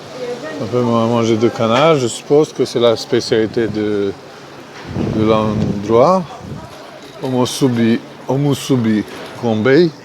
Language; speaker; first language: French; non-native, fluent; Hungarian